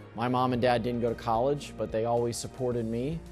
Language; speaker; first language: English; native; English